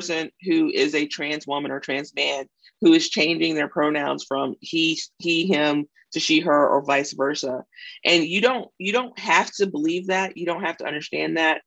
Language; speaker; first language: English; native; English